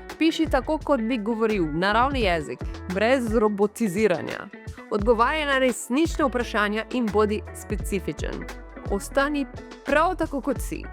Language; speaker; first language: Slovenian; early bilingual, heritage; Portuguese